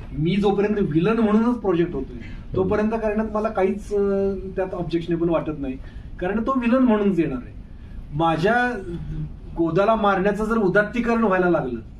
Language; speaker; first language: Marathi; native; Marathi